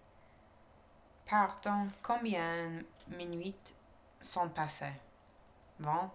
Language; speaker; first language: French; non-native, learner; English